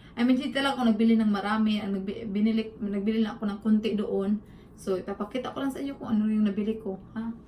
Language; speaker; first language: Filipino; non-native, local second language; Cebuano